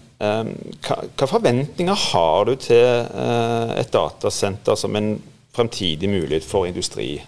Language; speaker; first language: Norwegian; native; Norwegian